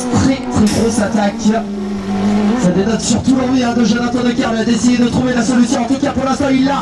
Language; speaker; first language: French; native; French